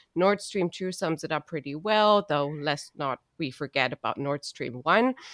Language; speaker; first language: English; non-native, fluent; German